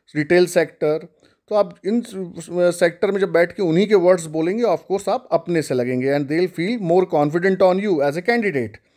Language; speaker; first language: Hindi; native; Hindi